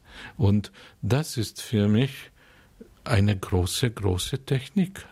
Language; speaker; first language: German; non-native, fluent; Hungarian